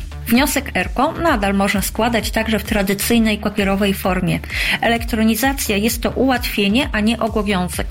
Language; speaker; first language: Polish; native; Polish